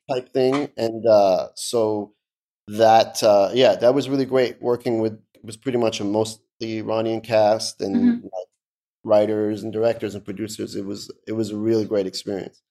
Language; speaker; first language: English; early bilingual, other home language; Persian